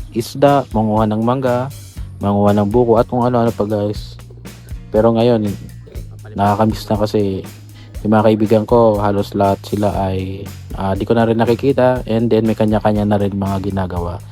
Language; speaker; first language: Filipino; non-native, local second language; Bikol